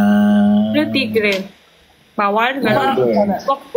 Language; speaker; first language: Filipino; non-native, learner; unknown